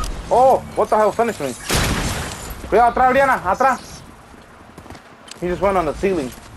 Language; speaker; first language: English; early bilingual, other home language; Spanish